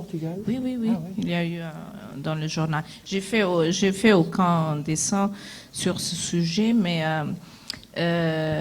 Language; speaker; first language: French; non-native, fluent; Portuguese